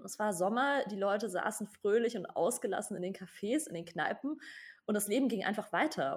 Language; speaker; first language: German; native; German